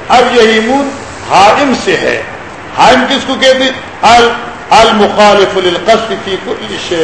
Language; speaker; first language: Urdu; non-native, local second language; Pashto